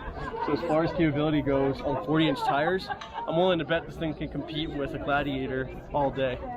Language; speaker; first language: English; native; English